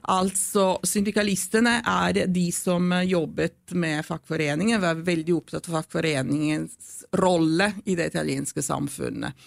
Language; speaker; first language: Norwegian; non-native, fluent; Italian